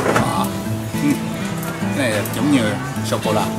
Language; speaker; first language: Vietnamese; non-native, learner; Japanese